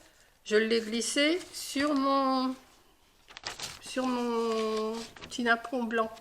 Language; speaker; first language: French; native; French